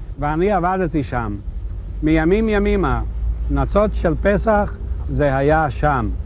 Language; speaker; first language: Hebrew; non-native, fluent; Yiddish